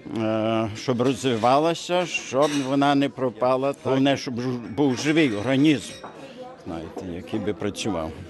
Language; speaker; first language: Ukrainian; native; Ukrainian